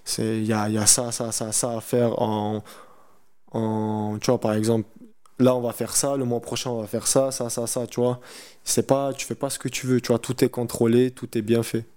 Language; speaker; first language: French; early bilingual, other home language; Chechen